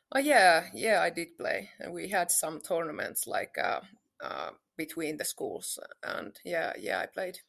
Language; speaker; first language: English; non-native, fluent; Finnish